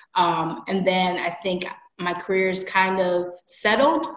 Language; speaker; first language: English; native; English